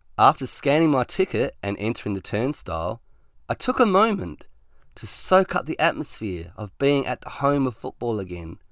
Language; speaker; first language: English; native; English